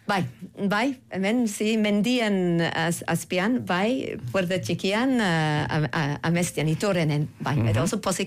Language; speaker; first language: Basque; non-native, learner; English